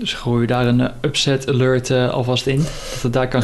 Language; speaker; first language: Dutch; native; Dutch